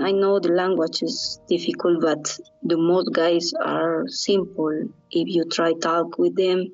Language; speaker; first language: English; non-native, learner; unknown